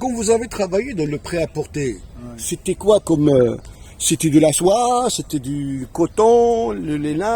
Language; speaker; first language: French; native; French